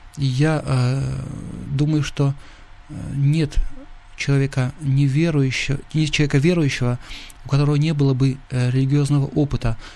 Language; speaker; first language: Russian; native; Russian